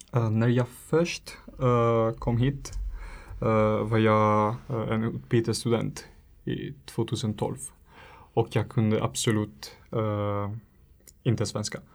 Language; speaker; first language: Swedish; non-native, learner; Italian